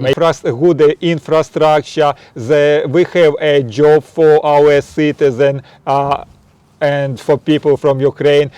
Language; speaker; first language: English; non-native, learner; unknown